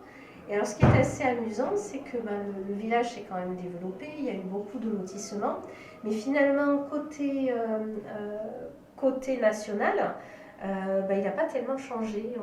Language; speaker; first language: French; native; French